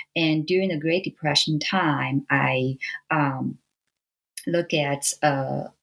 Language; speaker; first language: English; non-native, fluent; Chinese